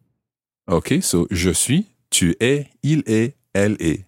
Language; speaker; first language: French; non-native, fluent; English